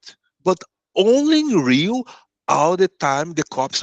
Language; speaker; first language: English; non-native, learner; Portuguese